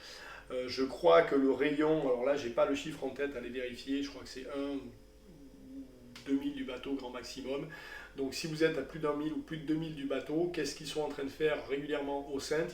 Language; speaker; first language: French; native; French